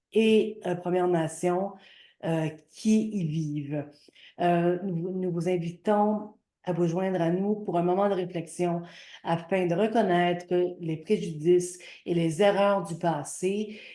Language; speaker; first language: French; native; French